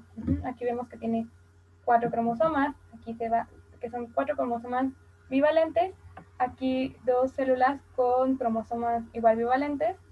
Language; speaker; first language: Spanish; native; Spanish